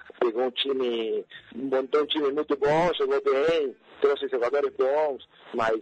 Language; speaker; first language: Portuguese; non-native, fluent; Spanish